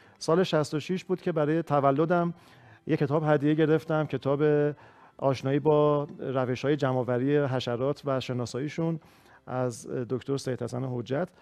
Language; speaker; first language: Persian; native; Persian